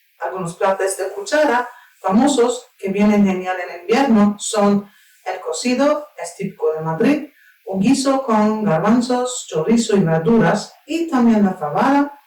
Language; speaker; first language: Spanish; non-native, fluent; Turkish